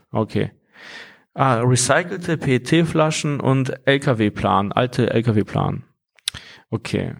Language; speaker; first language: German; non-native, fluent; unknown